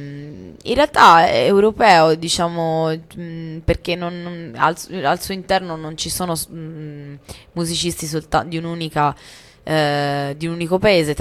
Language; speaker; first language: Italian; native; Italian